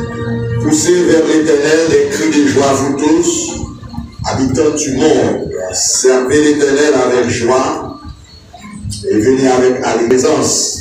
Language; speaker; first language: French; non-native, local second language; Haitian Creole